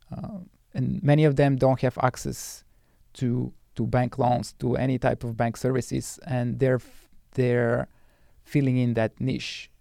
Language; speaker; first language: English; non-native, fluent; Bulgarian